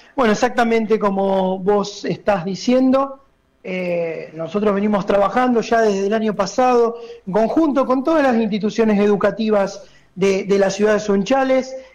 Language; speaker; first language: Spanish; native; Spanish